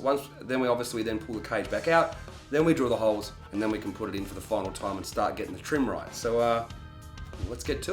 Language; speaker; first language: English; native; English